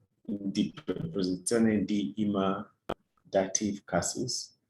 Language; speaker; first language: German; non-native, fluent; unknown